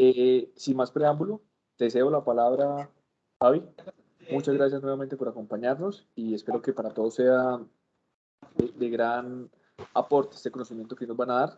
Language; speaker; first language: Spanish; native; Spanish